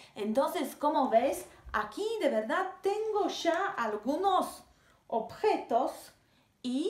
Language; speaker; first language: Spanish; non-native, fluent; Polish